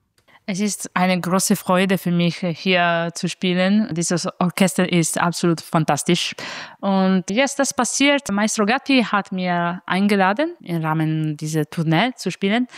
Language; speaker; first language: German; non-native, fluent; Italian